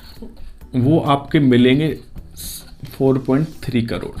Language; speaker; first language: Hindi; native; Hindi